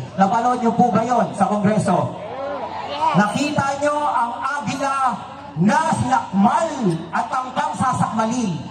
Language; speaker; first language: Filipino; native; Filipino